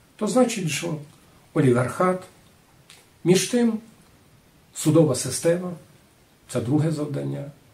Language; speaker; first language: Ukrainian; non-native, local second language; Rusyn